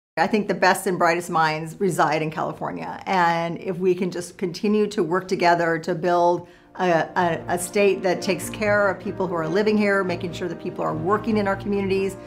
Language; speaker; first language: English; native; English